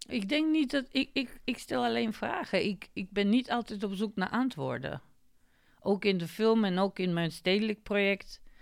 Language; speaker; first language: Dutch; non-native, fluent; Macedonian